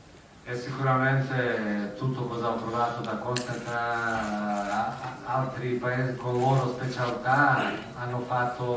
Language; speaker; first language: Italian; non-native, fluent; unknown